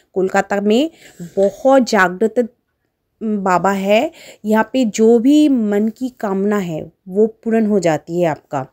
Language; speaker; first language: Hindi; non-native, local second language; Bangla